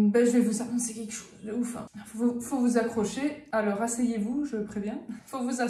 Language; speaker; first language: French; native; French